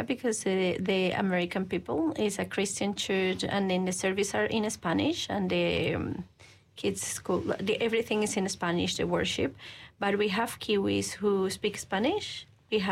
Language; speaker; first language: English; non-native, fluent; Spanish